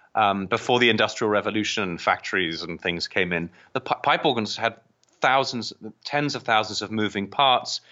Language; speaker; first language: English; native; English